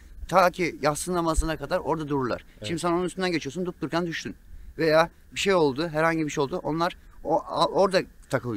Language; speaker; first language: Turkish; native; Turkish